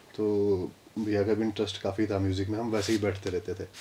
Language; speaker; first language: Hindi; native; Hindi